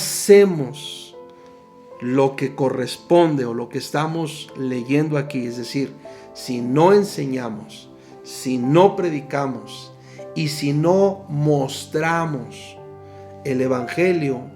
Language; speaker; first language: Spanish; native; Spanish